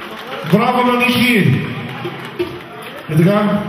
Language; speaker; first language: Bulgarian; non-native, local second language; Turkish